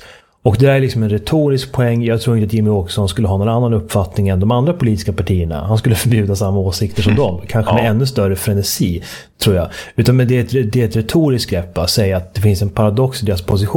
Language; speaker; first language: Swedish; native; Swedish